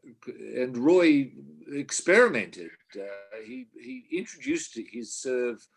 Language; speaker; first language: English; native; English